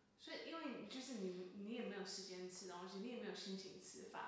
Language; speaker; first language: Chinese; early bilingual, heritage; Chinese